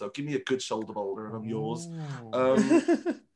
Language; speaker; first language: English; non-native, local second language; Vietnamese